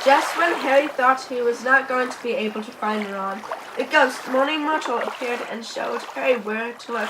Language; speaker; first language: English; native; English